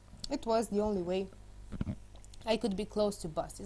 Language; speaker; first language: English; non-native, fluent; Romanian